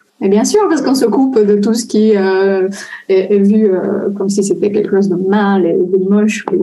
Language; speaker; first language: French; non-native, fluent; Italian